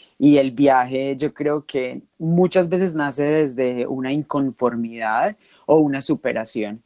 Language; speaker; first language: Spanish; native; Spanish